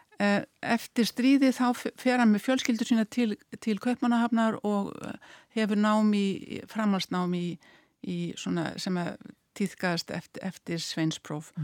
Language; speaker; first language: Icelandic; native; Icelandic